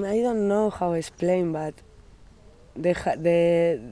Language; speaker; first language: English; non-native, learner; Spanish